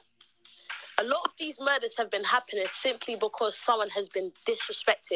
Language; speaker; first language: English; native; English